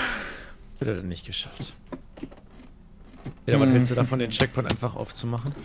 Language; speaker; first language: German; native; German